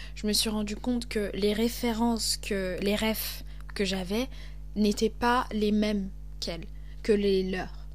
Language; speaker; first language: French; native; French